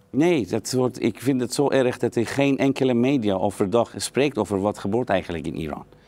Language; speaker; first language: Dutch; non-native, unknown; Persian